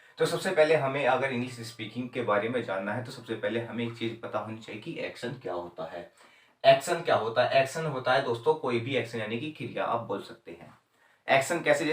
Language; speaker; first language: Hindi; native; Hindi